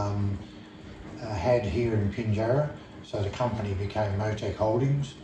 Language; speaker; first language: English; native; English